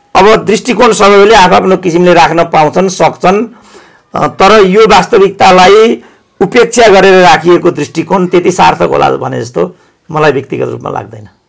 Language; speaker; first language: Nepali; native; Nepali